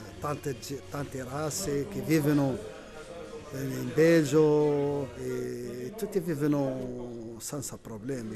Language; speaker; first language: Italian; non-native, learner; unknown